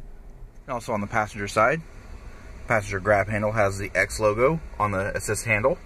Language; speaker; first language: English; native; English